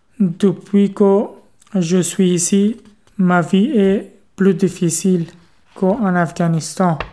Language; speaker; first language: French; non-native, learner; Persian